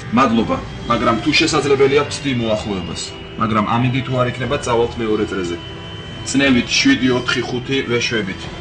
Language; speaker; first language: Georgian; native; Georgian